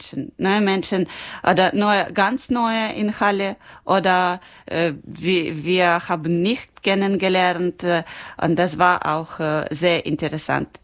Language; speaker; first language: German; non-native, learner; Ukrainian